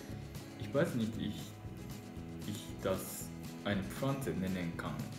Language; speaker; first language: German; non-native, learner; Japanese